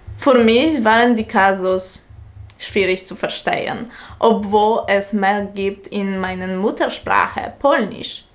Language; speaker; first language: German; non-native, fluent; Polish